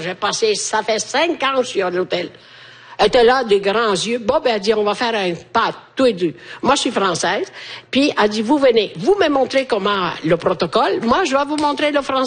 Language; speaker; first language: French; non-native, fluent; Italian